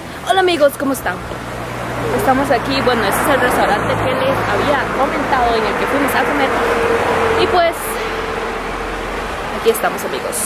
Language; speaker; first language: Spanish; early bilingual, other home language; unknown